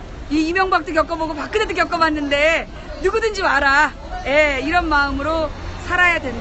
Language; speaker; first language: Korean; native; Korean